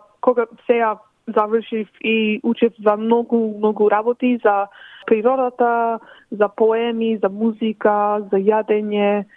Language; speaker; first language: Macedonian; early bilingual, heritage; Macedonian